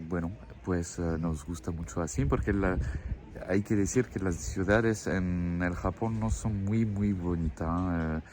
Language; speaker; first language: Spanish; non-native, fluent; French